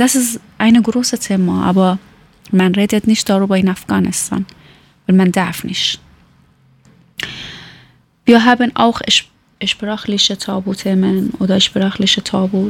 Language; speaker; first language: German; non-native, learner; Persian